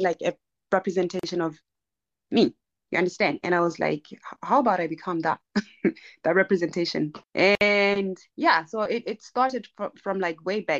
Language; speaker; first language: English; non-native, local second language; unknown